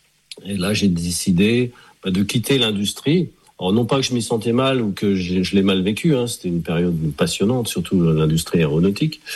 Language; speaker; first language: French; native; French